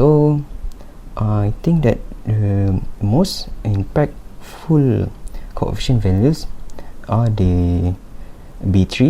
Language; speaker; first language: English; non-native, local second language; Malay